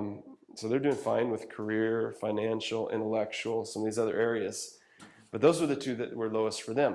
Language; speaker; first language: English; native; English